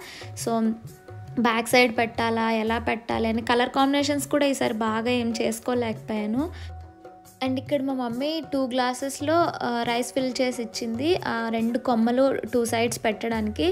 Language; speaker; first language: Telugu; native; Telugu